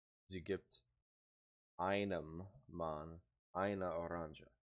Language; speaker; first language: German; non-native, learner; English